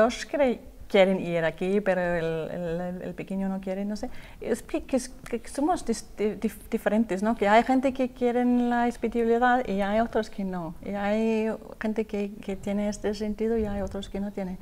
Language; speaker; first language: Spanish; non-native, learner; Danish